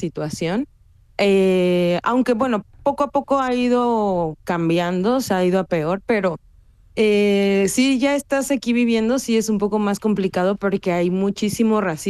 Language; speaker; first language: Spanish; native; Spanish